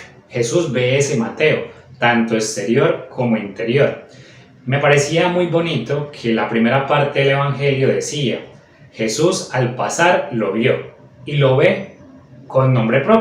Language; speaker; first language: Spanish; native; Spanish